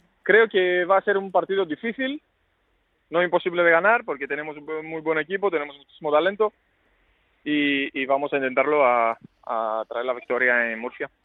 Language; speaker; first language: Spanish; non-native, fluent; Greek